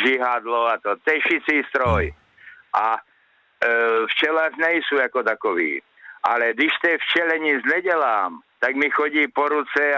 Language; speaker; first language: Czech; native; Czech